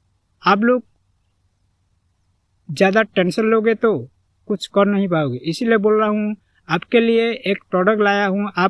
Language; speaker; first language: Hindi; non-native, local second language; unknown